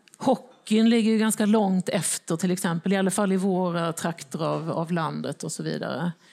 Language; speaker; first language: Swedish; native; Swedish